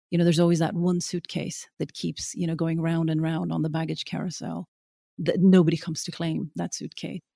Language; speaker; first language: English; early bilingual, other home language; Norwegian